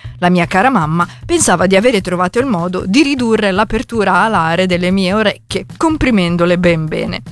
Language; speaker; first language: Italian; native; Italian